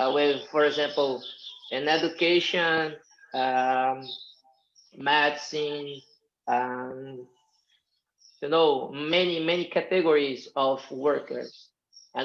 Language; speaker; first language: English; non-native, fluent; Portuguese